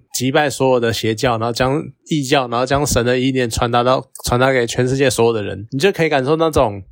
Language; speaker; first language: Chinese; native; Chinese